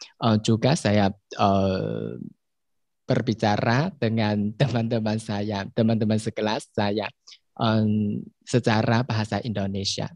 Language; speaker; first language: Indonesian; non-native, learner; Chinese